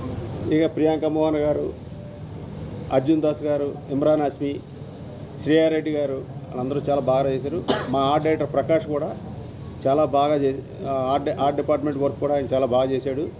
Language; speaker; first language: Telugu; native; Telugu